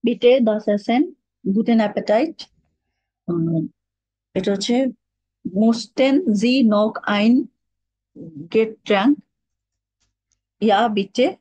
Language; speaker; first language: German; non-native, learner; Bangla